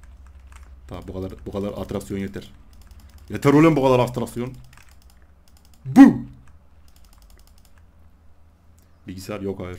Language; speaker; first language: Turkish; native; Turkish